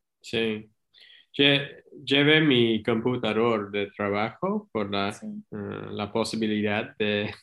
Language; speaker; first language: Spanish; non-native, learner; English